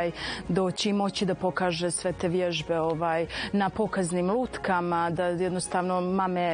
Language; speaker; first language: Serbian; native; Serbian